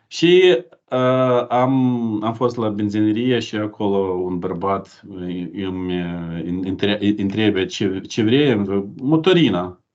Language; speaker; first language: Romanian; non-native, learner; Ukrainian